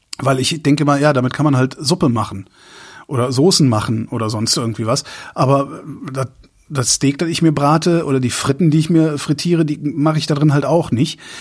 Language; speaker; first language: German; native; German